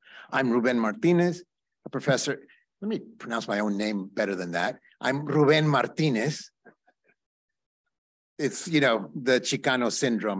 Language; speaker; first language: English; early bilingual, other home language; Spanish